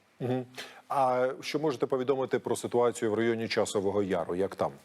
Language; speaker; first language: Ukrainian; native; Ukrainian